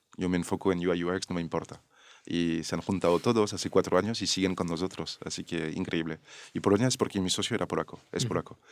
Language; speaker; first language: Spanish; non-native, fluent; French